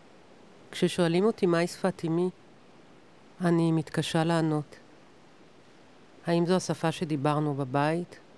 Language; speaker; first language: Hebrew; non-native, local second language; German